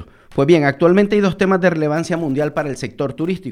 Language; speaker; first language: Spanish; native; Spanish